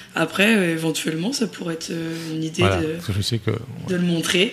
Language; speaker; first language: French; native; French